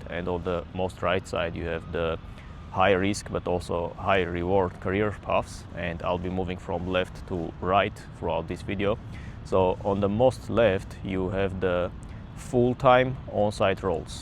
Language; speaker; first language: English; non-native, fluent; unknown